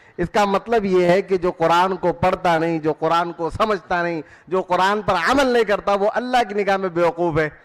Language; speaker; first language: Urdu; native; Urdu